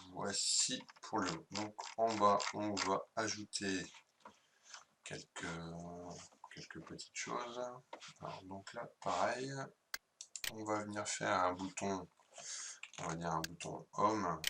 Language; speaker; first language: French; native; French